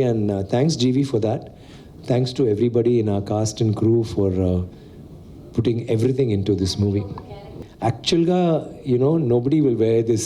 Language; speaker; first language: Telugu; non-native, learner; Tamil